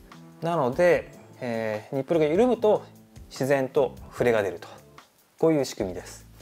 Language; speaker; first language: Japanese; native; Japanese